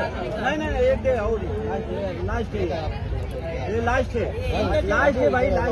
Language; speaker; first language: Hindi; non-native, local second language; Marathi